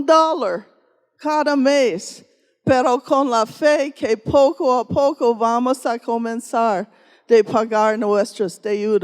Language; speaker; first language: Spanish; non-native, fluent; English